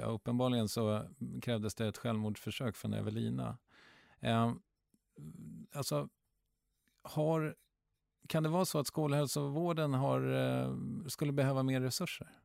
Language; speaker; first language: Swedish; native; Swedish